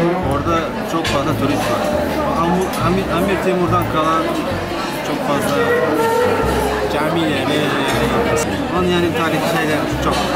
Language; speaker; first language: Turkish; non-native, learner; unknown